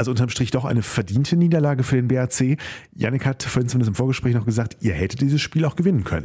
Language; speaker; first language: German; native; German